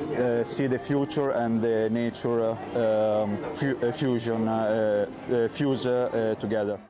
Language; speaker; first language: English; non-native, learner; Italian